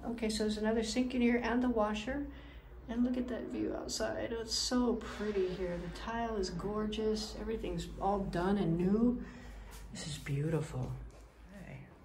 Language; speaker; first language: English; native; English